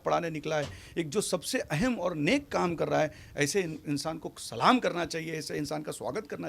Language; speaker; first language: Hindi; native; Hindi